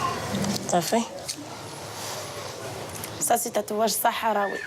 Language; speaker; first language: French; non-native, learner; Arabic